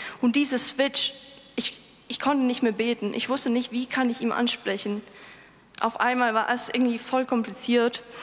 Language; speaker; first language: German; non-native, fluent; Lithuanian